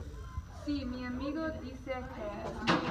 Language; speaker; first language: Spanish; non-native, learner; English